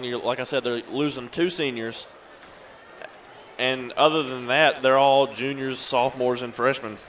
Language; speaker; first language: English; native; English